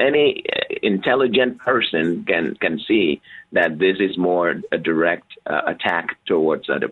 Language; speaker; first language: English; non-native, local second language; Yoruba